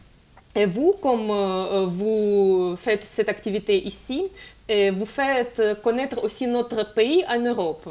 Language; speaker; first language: French; non-native, fluent; Russian